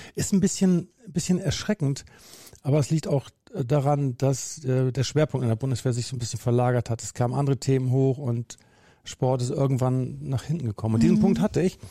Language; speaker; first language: German; native; German